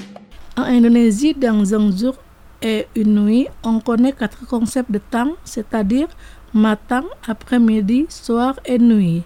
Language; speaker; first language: French; non-native, fluent; Indonesian